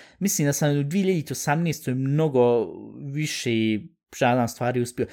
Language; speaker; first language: Bosnian; early bilingual, heritage; Bosnian